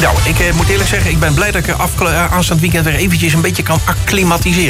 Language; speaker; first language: Dutch; native; Dutch